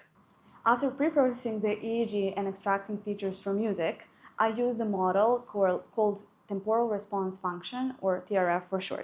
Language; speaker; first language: English; non-native, fluent; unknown